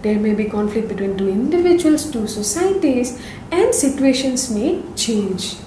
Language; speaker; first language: English; non-native, local second language; Assamese